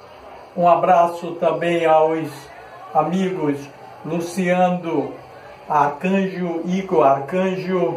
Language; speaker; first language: Portuguese; native; Portuguese